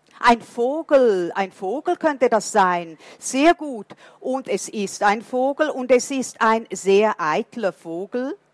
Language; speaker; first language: German; non-native, fluent; Portuguese